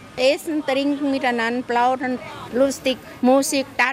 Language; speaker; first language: German; non-native, learner; Thai